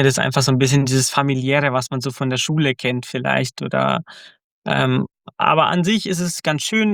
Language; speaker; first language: German; early bilingual, other home language; Croatian